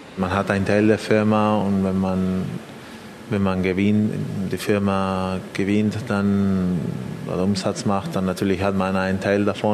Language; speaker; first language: German; non-native, fluent; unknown